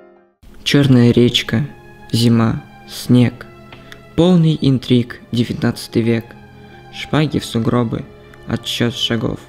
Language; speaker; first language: Russian; native; Russian